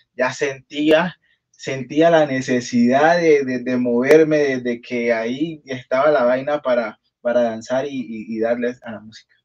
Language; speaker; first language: Spanish; native; Spanish